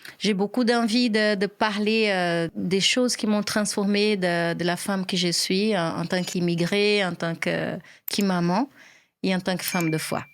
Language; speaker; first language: French; non-native, fluent; Portuguese